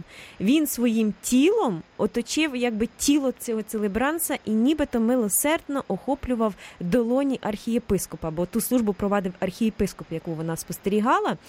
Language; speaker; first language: Ukrainian; native; Ukrainian